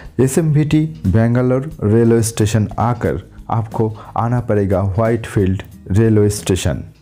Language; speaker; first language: Hindi; non-native, local second language; Bangla